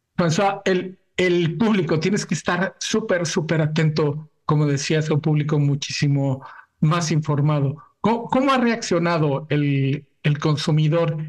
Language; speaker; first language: Spanish; native; Spanish